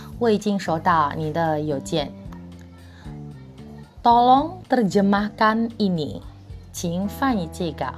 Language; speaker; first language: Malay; non-native, fluent; Chinese